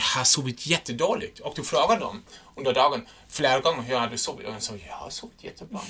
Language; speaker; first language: Swedish; non-native, fluent; German